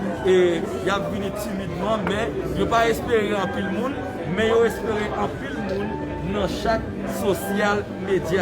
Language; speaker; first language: French; non-native, local second language; Haitian Creole